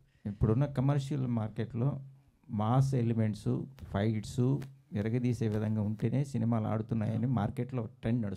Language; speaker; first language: Telugu; native; Telugu